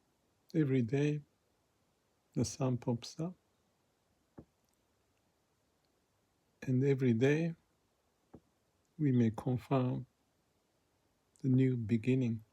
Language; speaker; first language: English; non-native, fluent; Japanese